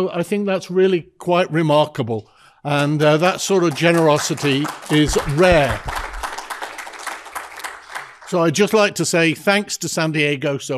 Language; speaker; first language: English; native; English